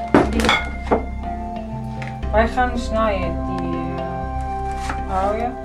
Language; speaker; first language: Dutch; non-native, learner; Arabic